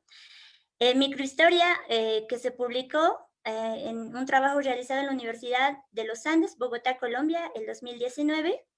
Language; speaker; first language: Spanish; native; Spanish